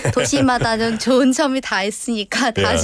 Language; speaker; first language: Korean; non-native, learner; Vietnamese